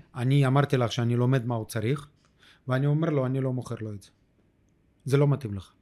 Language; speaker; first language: Hebrew; non-native, fluent; Ukrainian